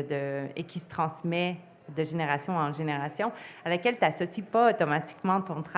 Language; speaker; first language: French; native; French